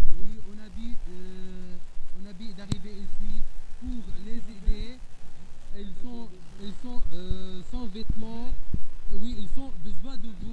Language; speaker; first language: French; non-native, fluent; Arabic